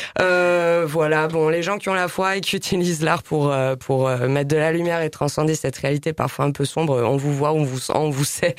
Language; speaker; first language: French; native; French